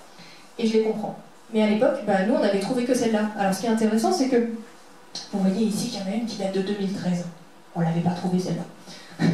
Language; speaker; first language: French; native; French